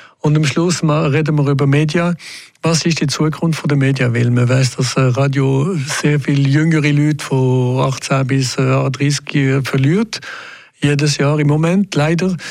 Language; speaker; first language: German; non-native, local second language; French